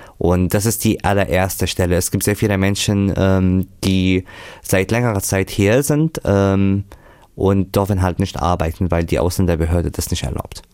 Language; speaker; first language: German; non-native, fluent; Arabic